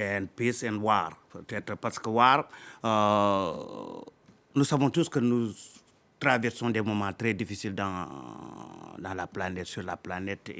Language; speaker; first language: French; non-native, local second language; Fula